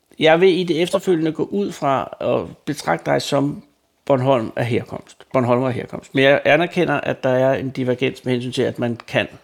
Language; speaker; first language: Danish; native; Danish